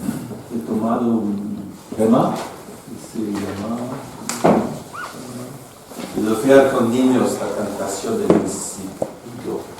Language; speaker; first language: Spanish; non-native, fluent; French